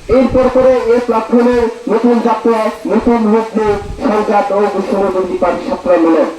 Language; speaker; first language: Bangla; non-native, local second language; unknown